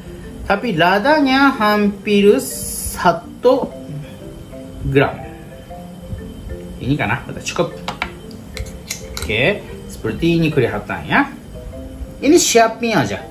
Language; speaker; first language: Indonesian; non-native, learner; Japanese